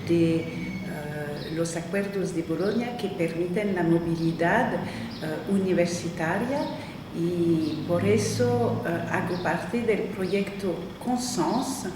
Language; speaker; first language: Spanish; non-native, fluent; French